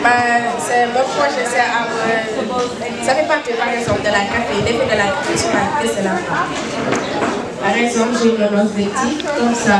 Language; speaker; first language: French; non-native, learner; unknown